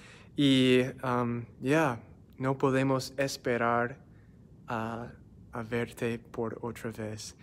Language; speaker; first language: Spanish; non-native, learner; English